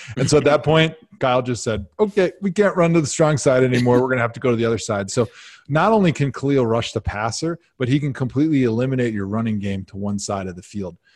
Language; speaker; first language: English; native; English